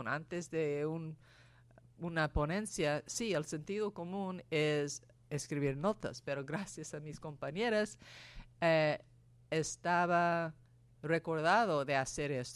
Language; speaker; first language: Spanish; non-native, fluent; English